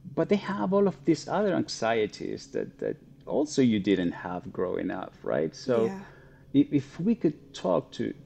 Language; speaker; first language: English; non-native, fluent; Spanish